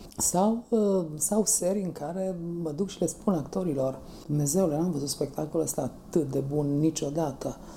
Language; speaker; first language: Romanian; native; Romanian